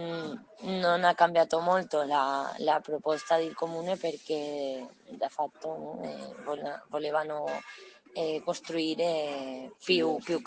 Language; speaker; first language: Italian; non-native, learner; Spanish